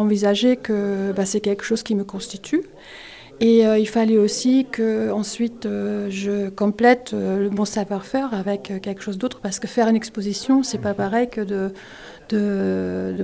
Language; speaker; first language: French; non-native, fluent; German